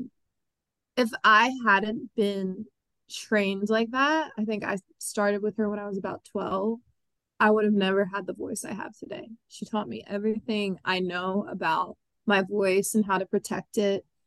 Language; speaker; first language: English; native; English